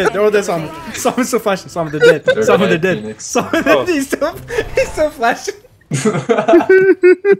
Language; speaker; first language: English; native; English